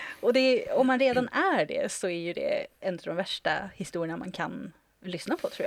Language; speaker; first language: Swedish; native; Swedish